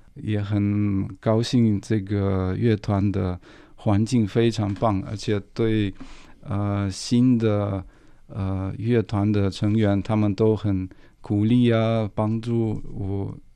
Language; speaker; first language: Chinese; non-native, fluent; Russian